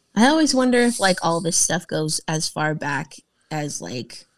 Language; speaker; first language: English; native; English